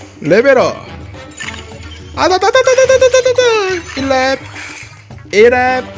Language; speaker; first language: Korean; native; Korean